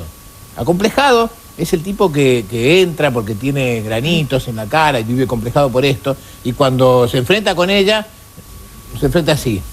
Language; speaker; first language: Spanish; native; Spanish